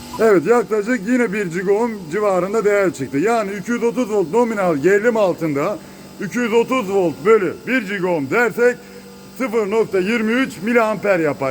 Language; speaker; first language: Turkish; native; Turkish